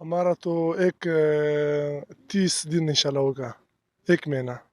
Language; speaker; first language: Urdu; non-native, local second language; Pashto